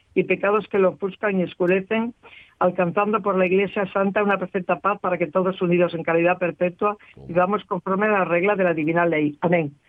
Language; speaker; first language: Spanish; native; Spanish